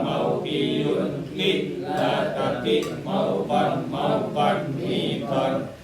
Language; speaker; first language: Arabic; non-native, learner; Indonesian